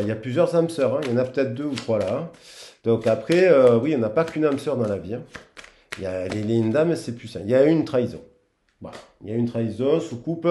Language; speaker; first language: French; native; French